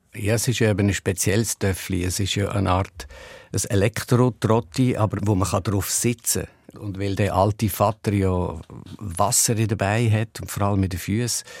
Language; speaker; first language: German; native; German